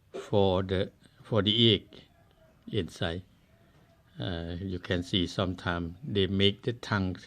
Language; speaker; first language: English; non-native, learner; Thai